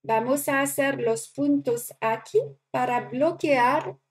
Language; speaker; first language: Spanish; non-native, learner; French